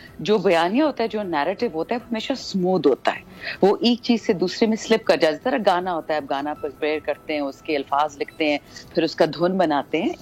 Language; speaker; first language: Urdu; non-native, local second language; Pashto